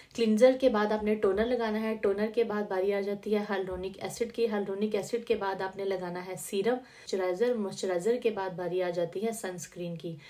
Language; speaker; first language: Urdu; native; Urdu